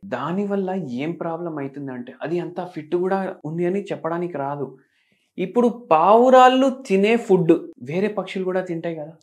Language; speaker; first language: Telugu; native; Telugu